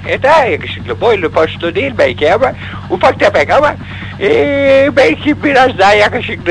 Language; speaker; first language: Turkish; native; Turkish